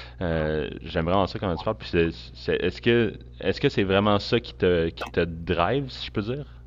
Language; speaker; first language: French; native; French